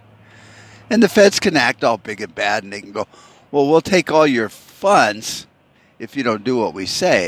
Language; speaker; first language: English; native; English